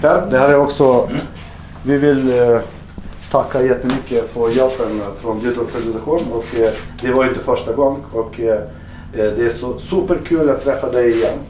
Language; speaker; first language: Swedish; non-native, learner; Ukrainian